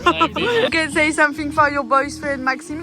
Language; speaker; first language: English; non-native, learner; French